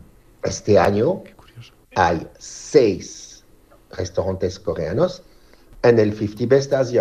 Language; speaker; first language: Spanish; non-native, learner; French